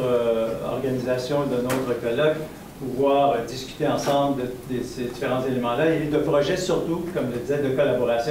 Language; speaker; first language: French; native; French